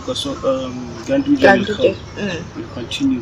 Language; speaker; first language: English; non-native, local second language; Hausa